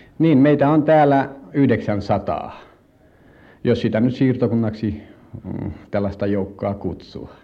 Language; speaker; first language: Finnish; non-native, fluent; Tatar